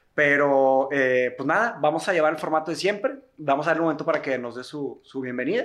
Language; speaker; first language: Spanish; early bilingual, other home language; Portuguese